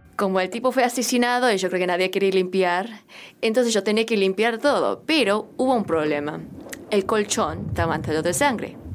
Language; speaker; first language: Spanish; early bilingual, other home language; Korean